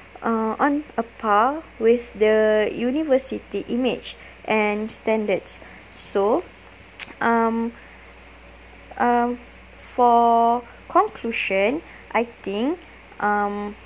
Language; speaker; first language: English; non-native, learner; Malay